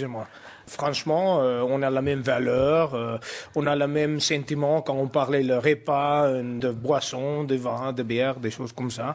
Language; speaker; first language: French; non-native, fluent; Afrikaans